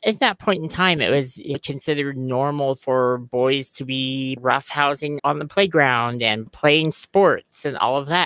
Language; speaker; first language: English; native; English